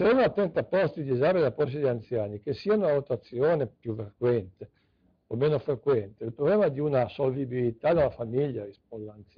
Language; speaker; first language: Italian; native; Italian